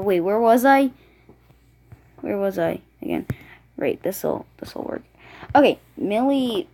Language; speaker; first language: English; native; English